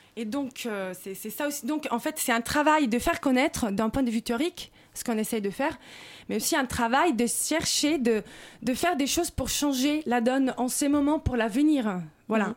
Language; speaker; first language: French; non-native, fluent; Italian